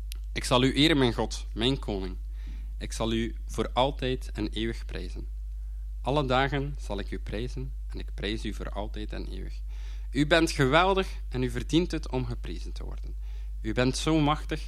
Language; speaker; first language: Dutch; native; Dutch